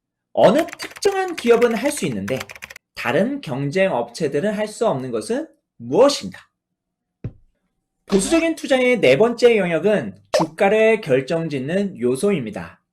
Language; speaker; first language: Korean; native; Korean